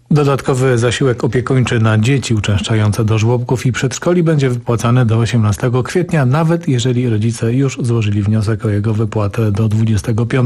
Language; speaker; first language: Polish; native; Polish